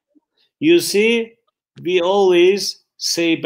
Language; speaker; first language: English; non-native, fluent; Turkish